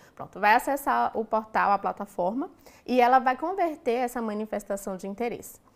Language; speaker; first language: Portuguese; native; Portuguese